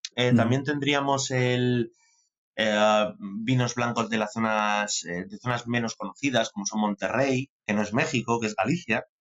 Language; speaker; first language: Spanish; native; Spanish